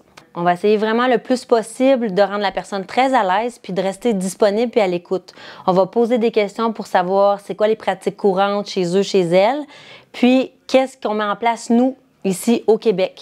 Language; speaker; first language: French; native; French